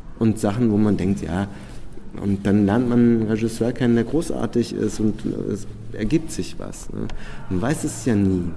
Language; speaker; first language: German; early bilingual, other home language; Czech